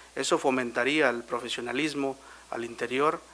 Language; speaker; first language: Spanish; native; Spanish